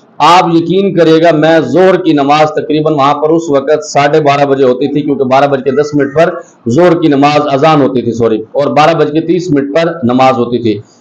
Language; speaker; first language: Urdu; non-native, local second language; Pashto